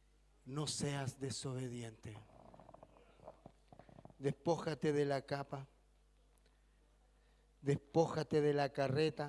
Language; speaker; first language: Spanish; native; Spanish